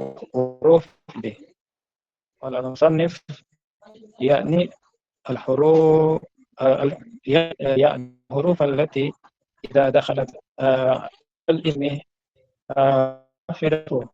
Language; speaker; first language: Arabic; non-native, learner; Indonesian